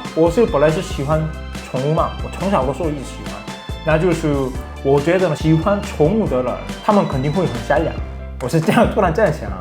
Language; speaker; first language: Chinese; non-native, fluent; Korean